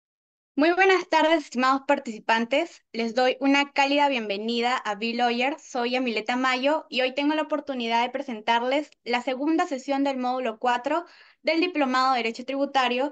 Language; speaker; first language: Spanish; native; Spanish